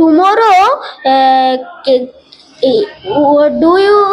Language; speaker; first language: English; non-native, learner; Bangla